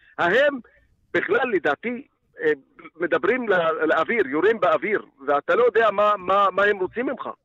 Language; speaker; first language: Hebrew; non-native, local second language; Arabic